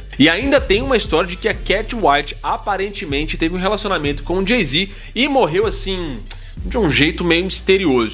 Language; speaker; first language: Portuguese; native; Portuguese